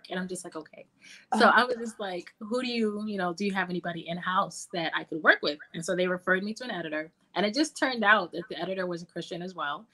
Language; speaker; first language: English; native; English